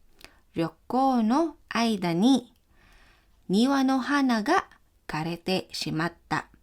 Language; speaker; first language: Japanese; non-native, fluent; Filipino